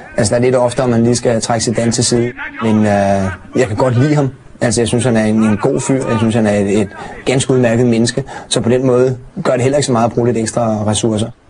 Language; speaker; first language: Danish; native; Danish